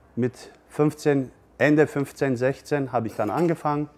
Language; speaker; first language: German; early bilingual, other home language; Turkish